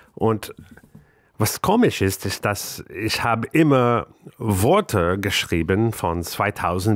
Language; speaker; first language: German; non-native, learner; English